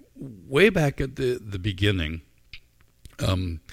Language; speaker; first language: English; native; English